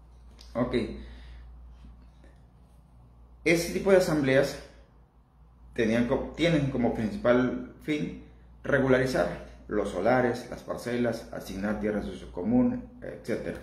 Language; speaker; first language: Spanish; native; Spanish